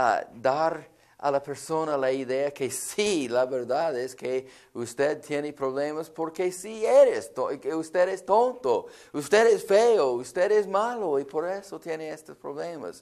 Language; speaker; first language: Spanish; non-native, fluent; English